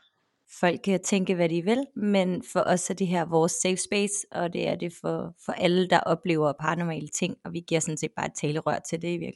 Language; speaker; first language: Danish; native; Danish